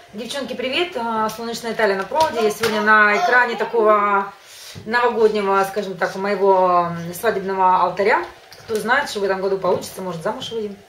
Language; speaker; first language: Russian; native; Russian